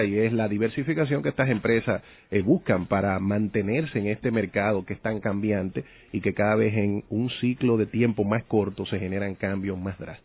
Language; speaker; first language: Spanish; native; Spanish